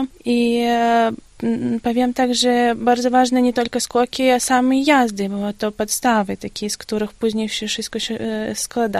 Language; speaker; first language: Polish; non-native, fluent; Russian